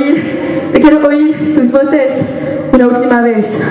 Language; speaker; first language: Spanish; non-native, learner; French